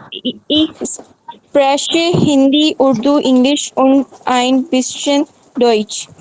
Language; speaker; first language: German; non-native, learner; Urdu